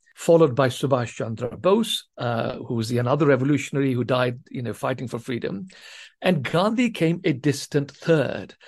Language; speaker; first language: English; non-native, local second language; Swahili